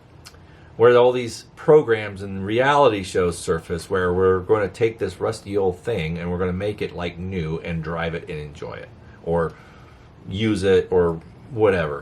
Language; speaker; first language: English; native; English